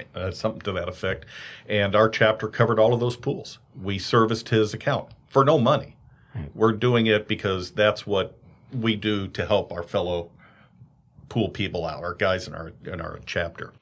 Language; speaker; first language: English; native; English